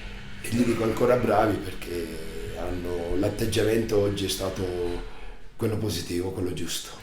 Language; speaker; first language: Italian; native; Italian